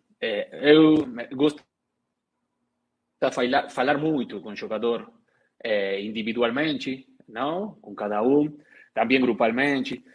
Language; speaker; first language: Portuguese; non-native, learner; Spanish